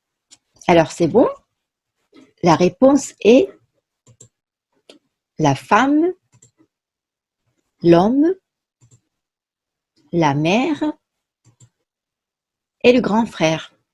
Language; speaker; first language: French; non-native, fluent; Japanese